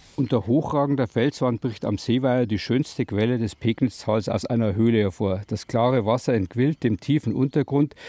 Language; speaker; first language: German; native; German